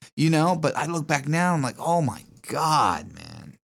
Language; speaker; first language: English; native; English